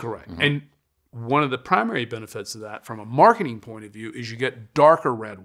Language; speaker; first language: English; native; English